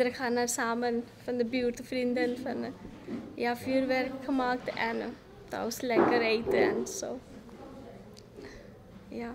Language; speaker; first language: Dutch; non-native, learner; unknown